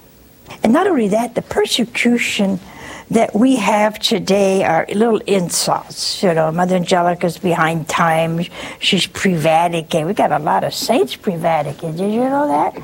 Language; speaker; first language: English; native; English